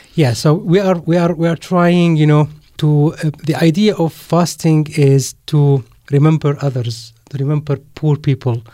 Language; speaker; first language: English; non-native, fluent; Arabic